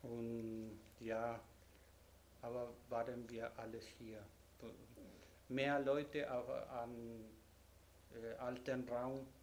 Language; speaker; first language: German; non-native, learner; Spanish